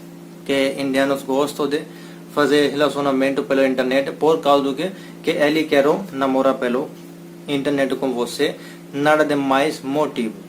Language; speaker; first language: Portuguese; non-native, learner; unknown